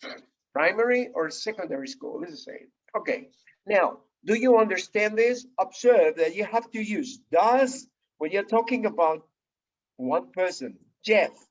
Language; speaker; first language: English; non-native, fluent; Spanish